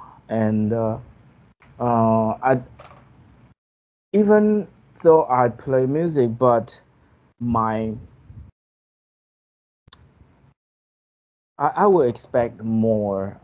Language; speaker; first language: English; non-native, fluent; Chinese